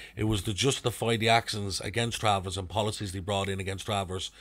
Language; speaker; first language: English; native; English